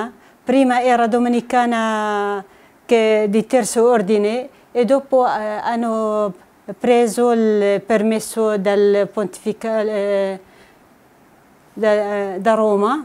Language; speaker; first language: Italian; non-native, fluent; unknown